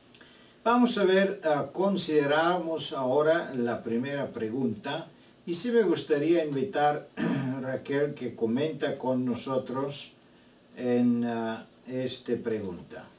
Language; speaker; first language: Spanish; non-native, fluent; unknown